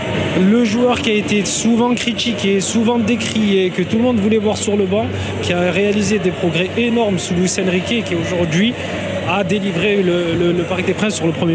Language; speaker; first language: French; native; French